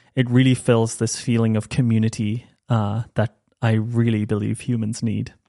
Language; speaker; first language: English; native; English